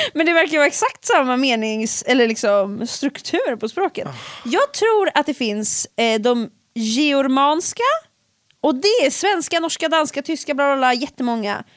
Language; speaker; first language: Swedish; early bilingual, other home language; Finnish